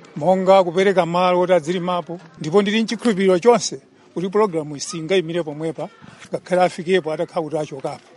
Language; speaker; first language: Nyanja; native; Nyanja